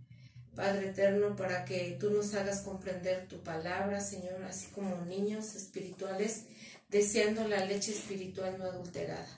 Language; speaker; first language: Spanish; native; Spanish